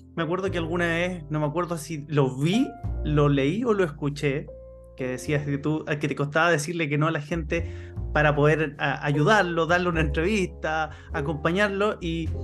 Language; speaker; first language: Spanish; native; Spanish